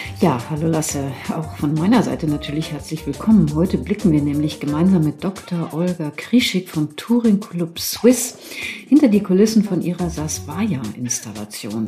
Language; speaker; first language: German; native; German